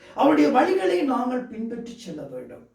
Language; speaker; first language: Tamil; native; Tamil